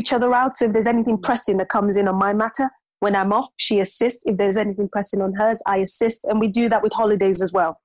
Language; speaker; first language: English; non-native, local second language; Yoruba